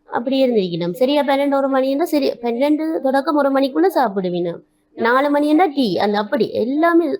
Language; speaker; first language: Tamil; native; Tamil